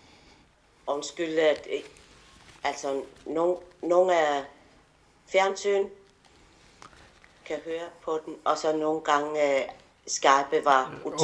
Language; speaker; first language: Danish; non-native, local second language; Kalaallisut